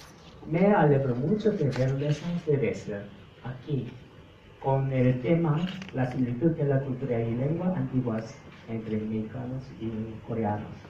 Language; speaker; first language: Spanish; non-native, fluent; Korean